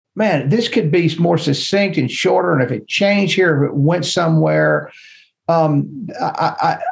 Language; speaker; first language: English; native; English